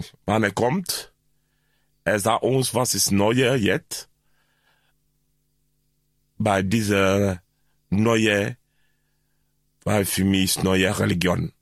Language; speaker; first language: German; non-native, learner; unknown